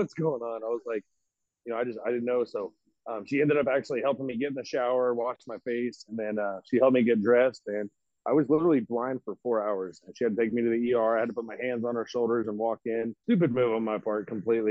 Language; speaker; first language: English; native; English